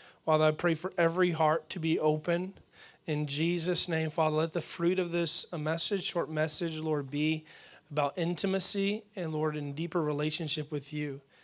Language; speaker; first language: English; early bilingual, other home language; Ukrainian